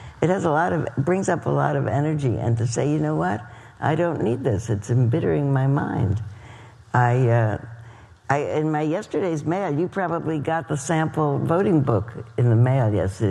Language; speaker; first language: English; native; English